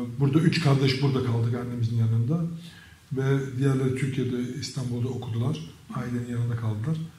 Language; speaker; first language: Turkish; early bilingual, heritage; Turkish